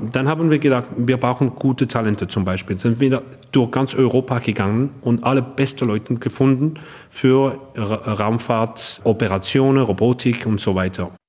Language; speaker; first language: German; non-native, local second language; French